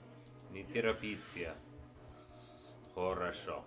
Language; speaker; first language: Russian; non-native, learner; English